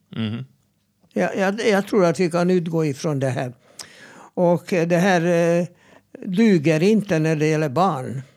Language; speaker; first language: Swedish; non-native, fluent; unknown